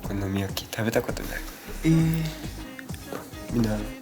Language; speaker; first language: Japanese; non-native, learner; Korean